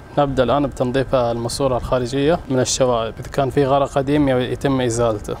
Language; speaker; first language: Arabic; native; Arabic